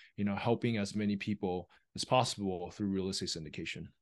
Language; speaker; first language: English; early bilingual, other home language; Chinese